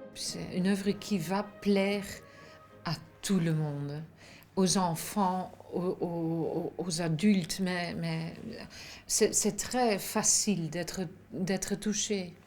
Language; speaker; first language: French; non-native, fluent; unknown